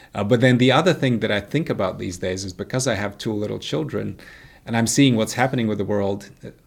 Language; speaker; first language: English; non-native, fluent; Latvian